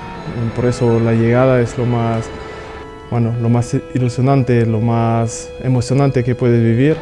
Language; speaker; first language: Spanish; non-native, fluent; French